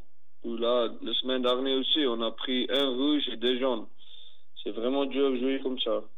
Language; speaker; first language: French; non-native, fluent; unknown